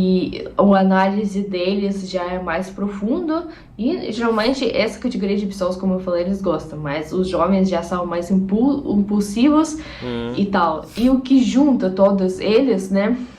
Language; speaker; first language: Portuguese; non-native, fluent; Russian